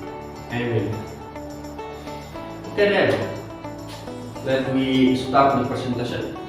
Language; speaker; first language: English; non-native, learner; Indonesian